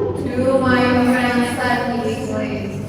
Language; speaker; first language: English; non-native, learner; Indonesian